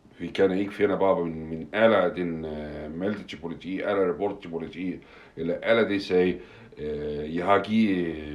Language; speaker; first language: Danish; non-native, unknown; Arabic